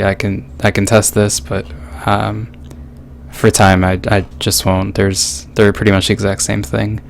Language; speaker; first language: English; native; English